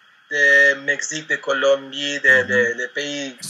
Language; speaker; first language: French; non-native, learner; Spanish